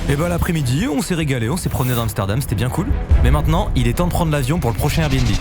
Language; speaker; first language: French; native; French